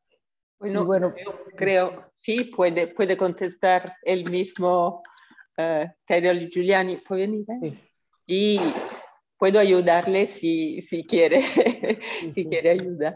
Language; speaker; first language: Spanish; non-native, fluent; Italian